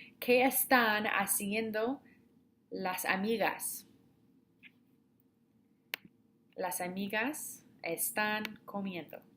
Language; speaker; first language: Spanish; non-native, fluent; English